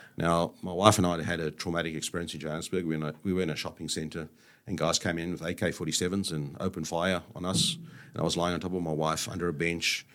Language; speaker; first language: English; native; English